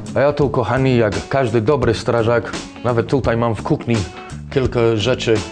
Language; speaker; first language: Polish; non-native, fluent; English